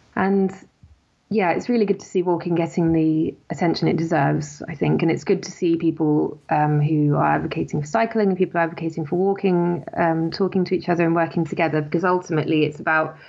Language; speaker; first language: English; native; English